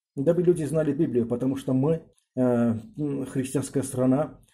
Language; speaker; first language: Russian; non-native, local second language; Armenian